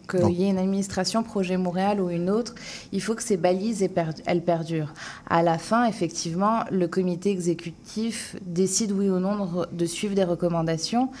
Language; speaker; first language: French; native; French